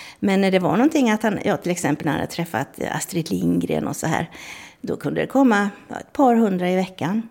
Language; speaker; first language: Swedish; native; Swedish